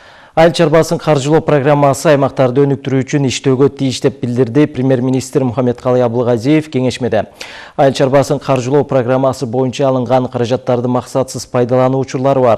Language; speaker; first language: Kyrgyz; native; Kyrgyz